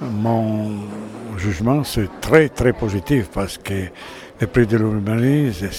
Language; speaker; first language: French; non-native, fluent; Italian